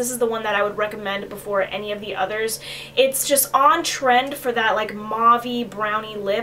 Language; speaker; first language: English; native; English